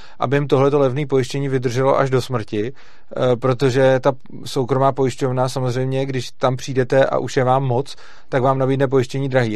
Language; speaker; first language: Czech; native; Czech